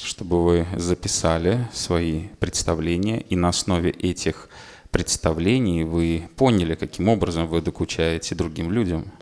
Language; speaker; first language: Russian; native; Russian